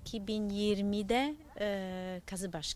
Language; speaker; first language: Turkish; non-native, learner; Italian